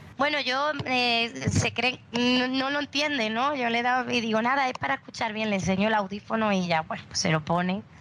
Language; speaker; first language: Spanish; native; Spanish